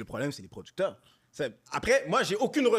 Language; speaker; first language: French; native; French